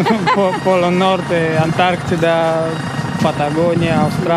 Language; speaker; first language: Spanish; non-native, fluent; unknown